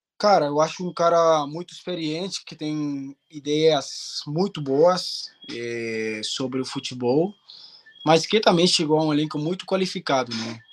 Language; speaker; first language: Portuguese; non-native, fluent; Spanish